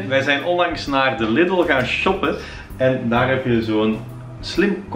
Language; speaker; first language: Dutch; native; Dutch